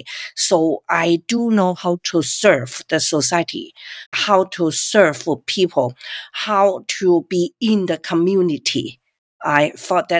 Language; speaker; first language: English; non-native, fluent; Cantonese